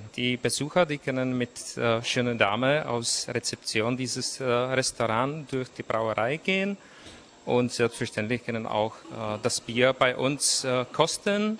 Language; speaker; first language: German; non-native, fluent; Czech